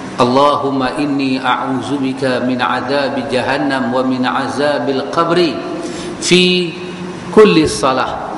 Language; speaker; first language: Malay; native; Malay